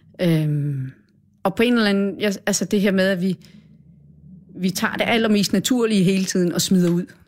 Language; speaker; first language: Danish; native; Danish